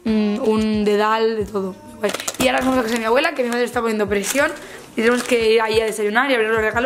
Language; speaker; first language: Spanish; native; Spanish